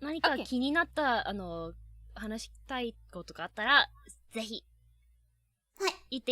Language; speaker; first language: Japanese; non-native, learner; English